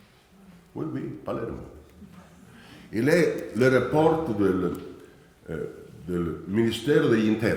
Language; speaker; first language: French; non-native, fluent; Italian